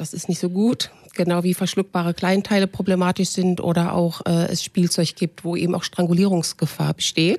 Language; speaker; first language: German; native; German